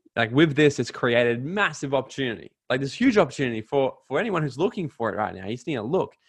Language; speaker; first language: English; native; English